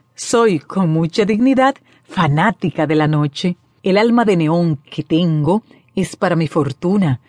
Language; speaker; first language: Spanish; native; Spanish